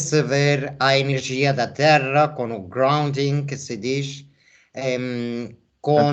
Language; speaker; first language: Portuguese; non-native, fluent; Spanish